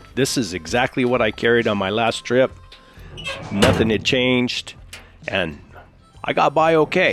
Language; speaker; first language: English; native; English